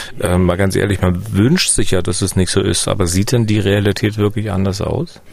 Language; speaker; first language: German; native; German